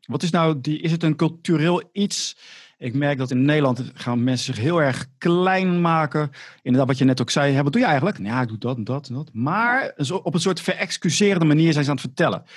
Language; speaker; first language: Dutch; native; Dutch